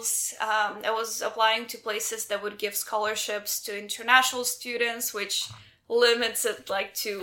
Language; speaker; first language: English; non-native, fluent; Russian